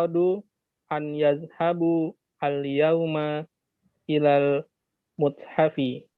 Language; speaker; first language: Arabic; non-native, learner; Indonesian